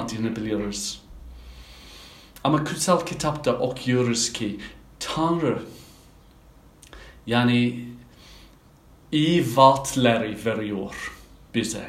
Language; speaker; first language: Turkish; non-native, fluent; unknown